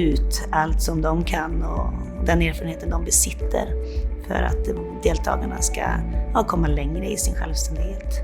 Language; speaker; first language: Swedish; native; Swedish